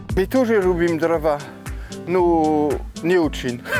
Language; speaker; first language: Russian; non-native, learner; French